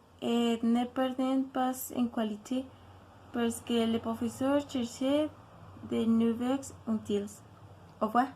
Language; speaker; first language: French; non-native, learner; Spanish